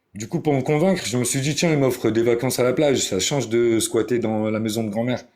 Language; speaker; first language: French; early bilingual, other home language; Arabic